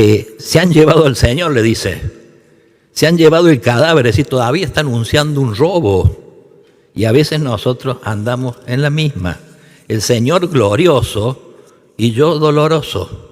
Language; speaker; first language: Spanish; native; Spanish